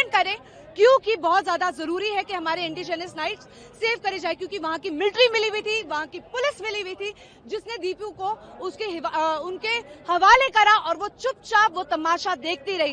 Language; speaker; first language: Hindi; native; Hindi